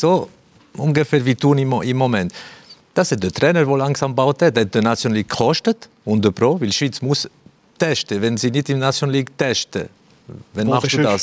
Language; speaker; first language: German; non-native, fluent; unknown